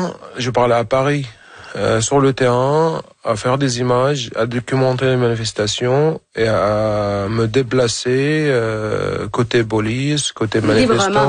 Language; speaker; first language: French; non-native, fluent; Arabic